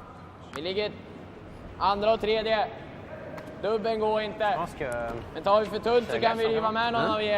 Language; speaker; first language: Swedish; native; Swedish